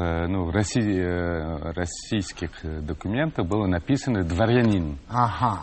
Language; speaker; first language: Russian; non-native, fluent; French